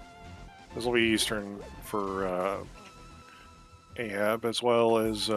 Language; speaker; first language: English; native; English